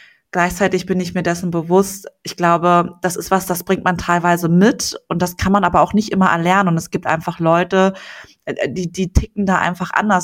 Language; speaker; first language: German; native; German